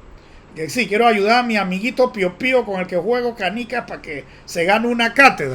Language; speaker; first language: Spanish; native; Spanish